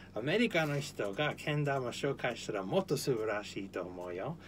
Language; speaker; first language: Japanese; non-native, learner; English